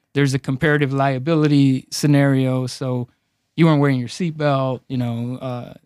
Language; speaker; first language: English; early bilingual, other home language; Spanish